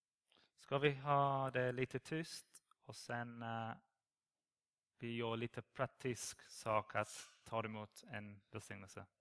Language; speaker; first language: Swedish; non-native, learner; English